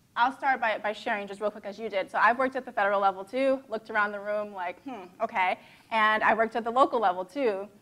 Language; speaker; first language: English; native; English